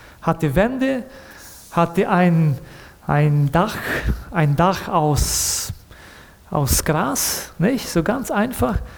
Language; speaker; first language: German; early bilingual, heritage; German